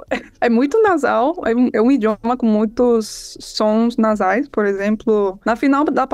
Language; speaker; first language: Portuguese; non-native, fluent; English